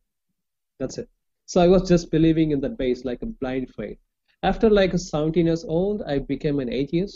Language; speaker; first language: English; non-native, local second language; Tamil